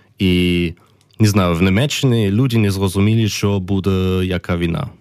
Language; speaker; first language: Ukrainian; early bilingual, heritage; Ukrainian